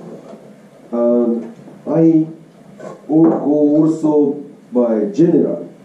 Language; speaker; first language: English; non-native, learner; Japanese